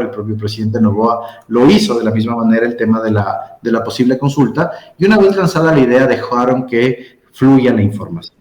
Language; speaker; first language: Spanish; native; Spanish